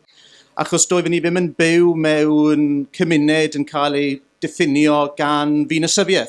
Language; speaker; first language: Welsh; native; Welsh